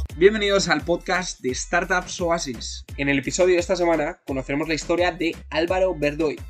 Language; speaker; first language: Spanish; native; Spanish